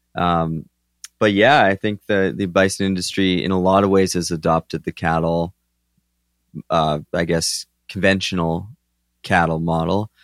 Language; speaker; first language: English; native; English